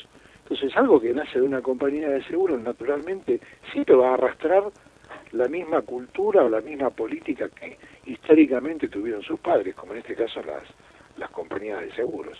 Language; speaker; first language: Spanish; native; Spanish